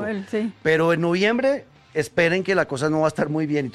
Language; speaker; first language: Spanish; native; Spanish